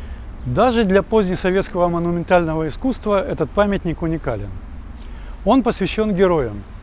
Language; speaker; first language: Russian; native; Russian